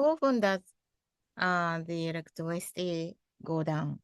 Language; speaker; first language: English; non-native, fluent; Japanese